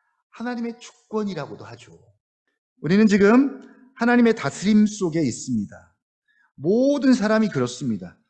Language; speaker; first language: Korean; native; Korean